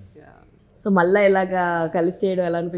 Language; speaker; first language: Telugu; native; Telugu